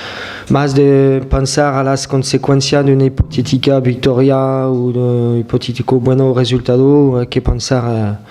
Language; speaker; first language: Spanish; non-native, fluent; French